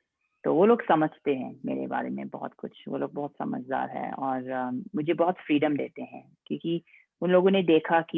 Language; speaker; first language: Hindi; non-native, fluent; English